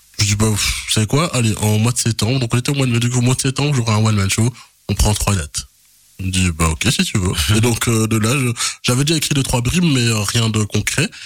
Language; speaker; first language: French; early bilingual, other home language; Lingala